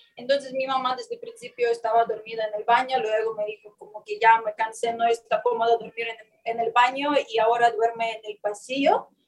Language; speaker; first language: Spanish; non-native, learner; Ukrainian